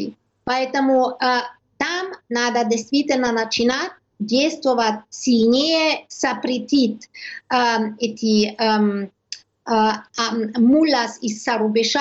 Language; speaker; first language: Russian; non-native, learner; German